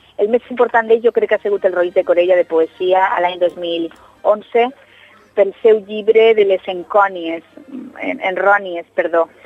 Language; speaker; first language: Catalan; native; Catalan